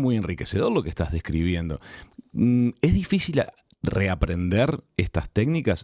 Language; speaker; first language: Spanish; native; Spanish